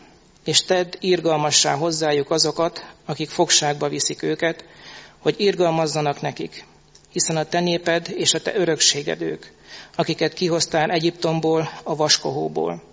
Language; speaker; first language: Hungarian; native; Hungarian